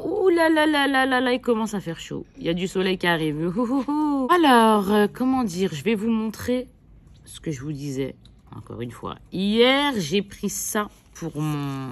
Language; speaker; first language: French; native; French